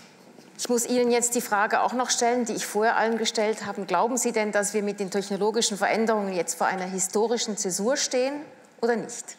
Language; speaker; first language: German; native; German